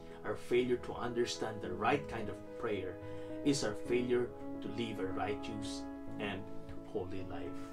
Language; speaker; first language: English; non-native, local second language; Filipino